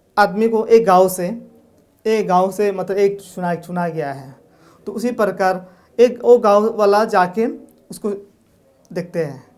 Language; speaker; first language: Hindi; non-native, local second language; Nyishi